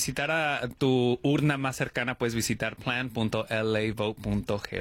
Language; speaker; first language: Spanish; early bilingual, heritage; Spanish